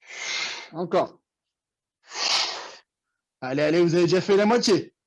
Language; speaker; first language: French; native; French